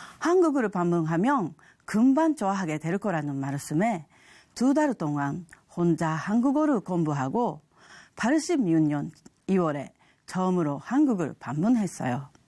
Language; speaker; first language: Korean; non-native, fluent; Japanese